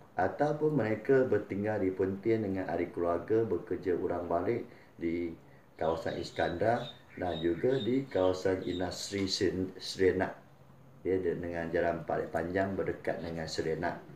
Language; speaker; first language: Malay; non-native, local second language; Chinese